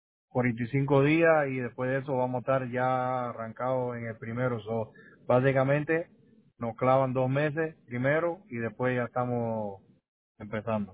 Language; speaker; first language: Spanish; native; Spanish